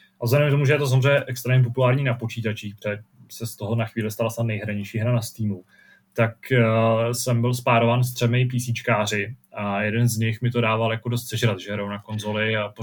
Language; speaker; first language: Czech; native; Czech